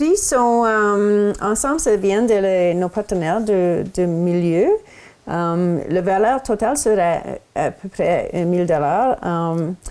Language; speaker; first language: French; non-native, local second language; English